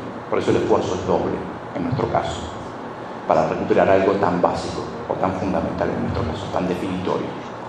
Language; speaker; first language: Spanish; native; Spanish